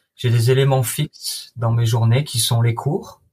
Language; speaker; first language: French; native; French